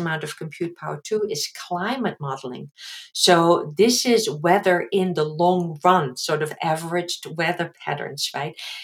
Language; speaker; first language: English; non-native, fluent; Dutch